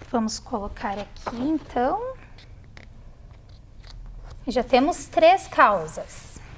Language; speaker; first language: Portuguese; native; Portuguese